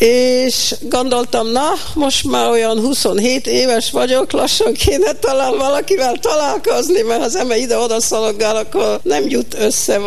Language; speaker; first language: Hungarian; early bilingual, heritage; Hungarian